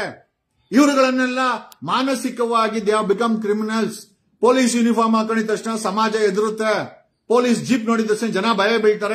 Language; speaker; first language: Kannada; native; Kannada